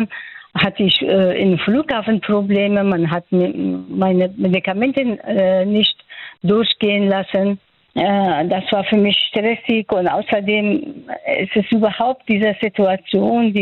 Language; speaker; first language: German; non-native, fluent; Persian